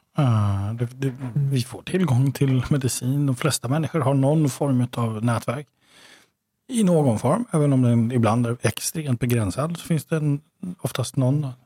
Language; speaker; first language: Swedish; native; Swedish